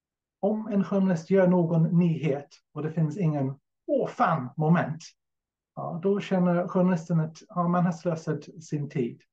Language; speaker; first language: Swedish; non-native, fluent; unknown